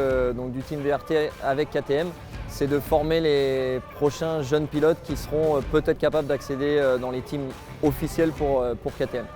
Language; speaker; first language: French; native; French